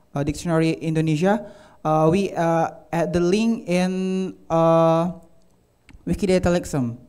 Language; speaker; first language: English; non-native, learner; Indonesian